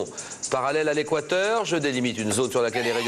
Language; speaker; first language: French; native; French